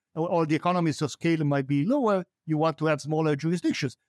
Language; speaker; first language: English; non-native, fluent; Italian